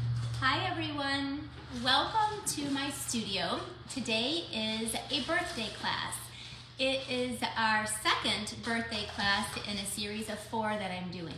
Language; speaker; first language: English; native; English